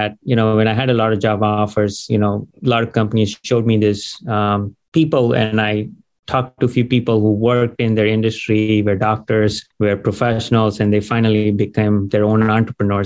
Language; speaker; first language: English; non-native, local second language; Gujarati